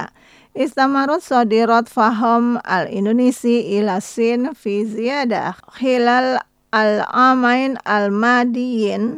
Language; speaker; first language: Arabic; non-native, learner; Indonesian